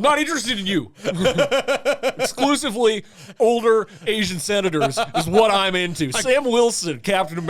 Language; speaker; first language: English; native; English